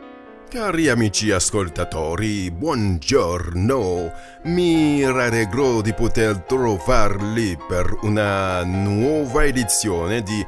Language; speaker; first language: Italian; non-native, fluent; French